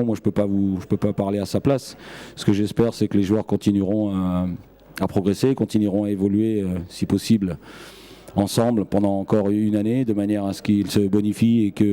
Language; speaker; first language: French; native; French